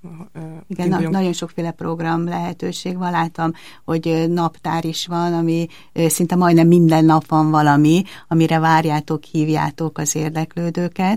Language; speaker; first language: Hungarian; native; Hungarian